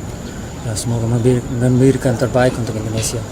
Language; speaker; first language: Indonesian; non-native, fluent; Dutch